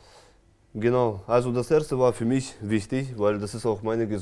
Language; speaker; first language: German; non-native, fluent; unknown